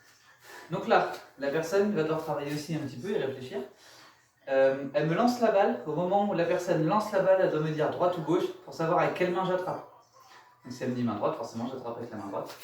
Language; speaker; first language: French; native; French